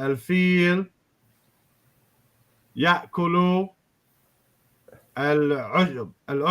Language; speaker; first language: Arabic; non-native, fluent; English